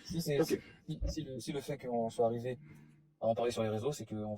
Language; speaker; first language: French; native; French